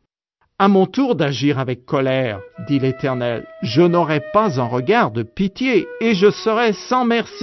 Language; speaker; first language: French; native; French